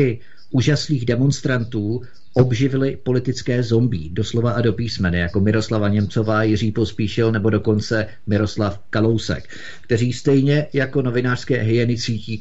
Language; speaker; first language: Czech; native; Czech